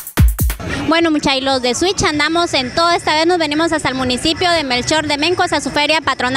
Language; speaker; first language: Spanish; native; Spanish